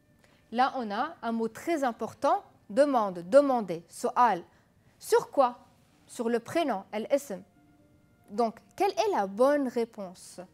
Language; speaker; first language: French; non-native, fluent; Arabic